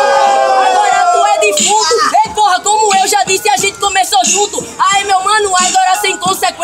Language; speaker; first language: Portuguese; native; Portuguese